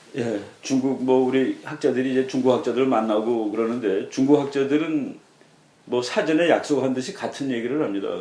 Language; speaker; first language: Korean; native; Korean